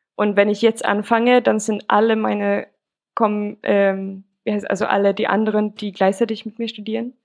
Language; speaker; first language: German; non-native, fluent; Swedish